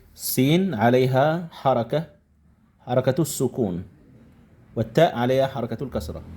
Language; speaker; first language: Arabic; non-native, fluent; Indonesian